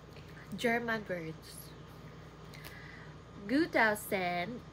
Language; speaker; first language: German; non-native, learner; Filipino